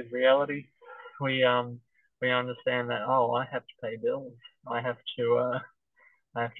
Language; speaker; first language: English; native; English